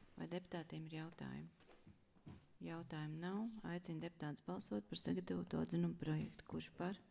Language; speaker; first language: Latvian; native; Latvian